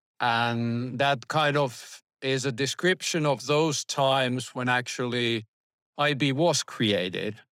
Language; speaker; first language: English; non-native, fluent; Finnish